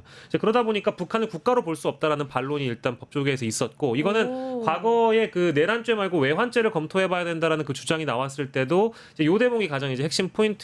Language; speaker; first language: Korean; native; Korean